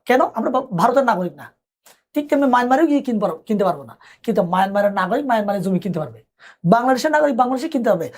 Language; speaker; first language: Bangla; non-native, local second language; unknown